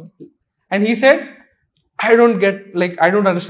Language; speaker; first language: Telugu; native; Telugu